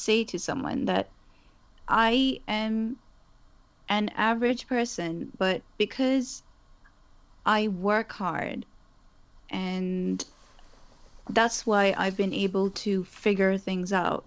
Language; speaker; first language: English; non-native, local second language; Urdu